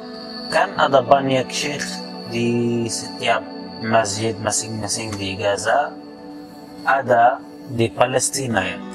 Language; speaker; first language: Indonesian; non-native, fluent; Arabic